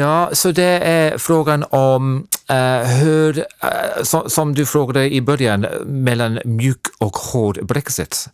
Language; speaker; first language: Swedish; non-native, fluent; English